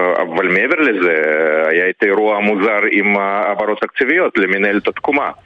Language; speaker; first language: Hebrew; early bilingual, other home language; Russian